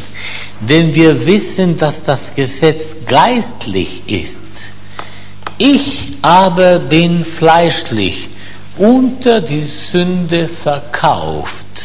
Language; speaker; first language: German; non-native, fluent; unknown